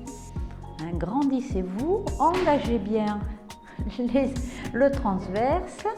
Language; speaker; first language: French; native; French